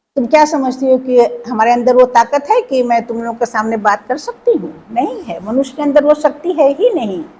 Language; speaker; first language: Hindi; native; Hindi